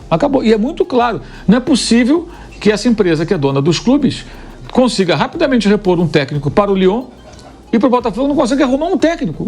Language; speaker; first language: Portuguese; native; Portuguese